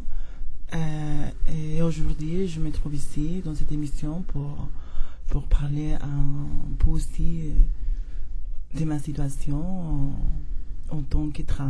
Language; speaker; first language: French; non-native, learner; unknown